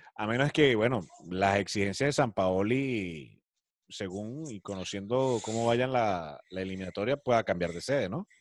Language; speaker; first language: Spanish; native; Spanish